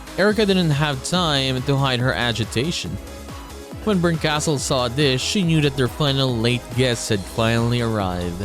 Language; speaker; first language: English; native; English